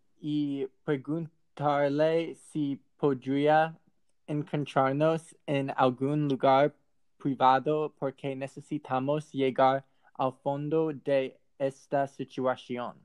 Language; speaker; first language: Spanish; non-native, learner; English